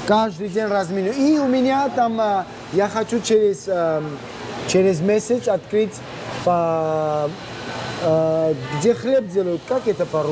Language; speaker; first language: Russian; non-native, local second language; Armenian